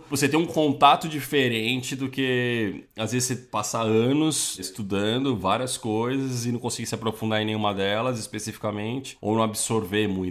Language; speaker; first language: Portuguese; native; Portuguese